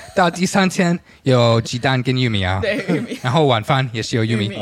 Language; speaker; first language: Chinese; non-native, fluent; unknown